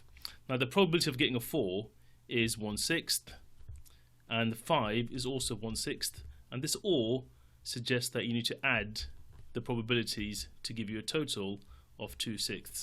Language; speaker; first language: English; native; English